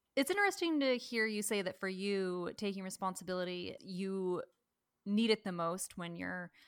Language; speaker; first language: English; native; English